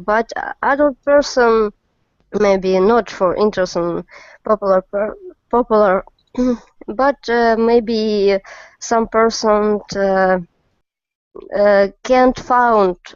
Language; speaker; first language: English; non-native, learner; Russian